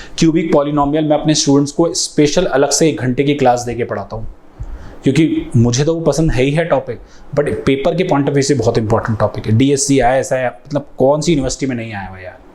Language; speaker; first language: Hindi; native; Hindi